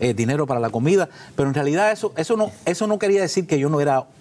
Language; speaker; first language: Spanish; native; Spanish